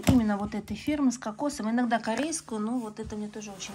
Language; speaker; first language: Russian; native; Russian